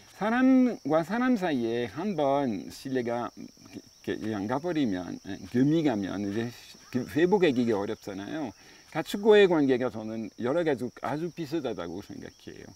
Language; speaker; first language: Korean; non-native, fluent; French